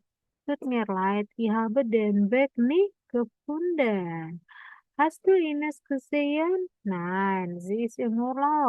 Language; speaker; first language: German; non-native, learner; Indonesian